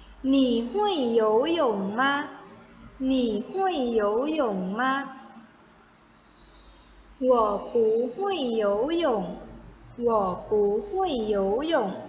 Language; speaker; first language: Chinese; non-native, fluent; Thai